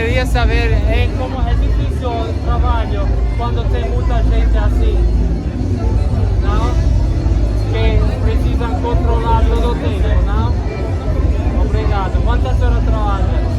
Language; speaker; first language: Portuguese; non-native, learner; Italian